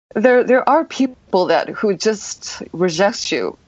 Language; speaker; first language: English; non-native, fluent; Japanese